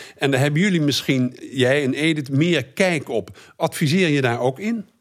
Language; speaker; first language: Dutch; native; Dutch